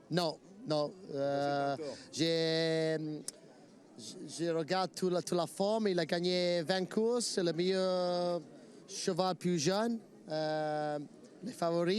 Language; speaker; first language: French; non-native, learner; Italian